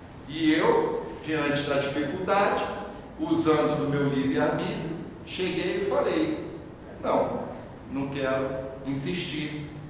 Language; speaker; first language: Portuguese; native; Portuguese